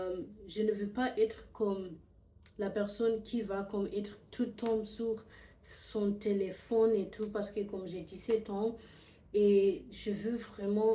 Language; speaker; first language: French; non-native, learner; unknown